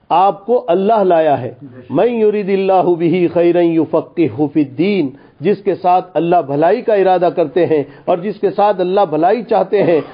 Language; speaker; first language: Urdu; non-native, local second language; Gujarati